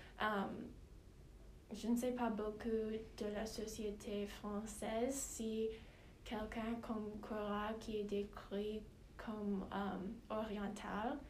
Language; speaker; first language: French; non-native, learner; English